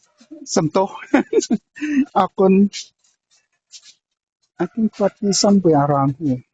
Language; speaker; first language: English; non-native, learner; Khmer